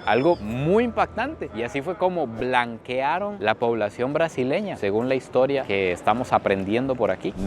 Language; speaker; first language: Spanish; native; Spanish